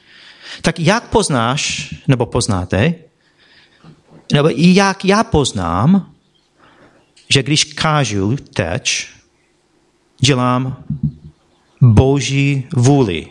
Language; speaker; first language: Czech; non-native, fluent; English